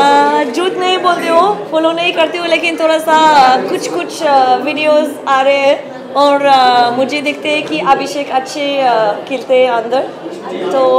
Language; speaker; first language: Hindi; non-native, learner; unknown